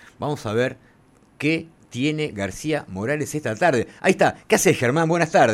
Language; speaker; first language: Spanish; native; Spanish